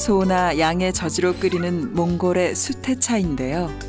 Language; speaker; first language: Korean; native; Korean